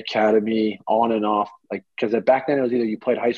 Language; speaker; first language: English; early bilingual, other home language; Greek